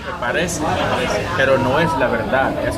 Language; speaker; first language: Spanish; non-native, learner; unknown